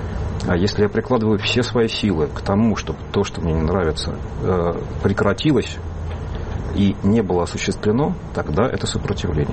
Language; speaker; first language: Russian; native; Russian